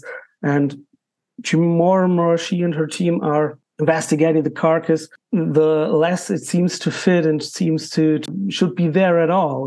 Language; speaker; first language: English; non-native, fluent; German